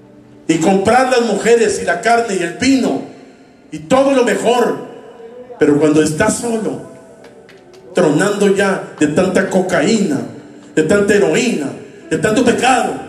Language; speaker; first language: Spanish; native; Spanish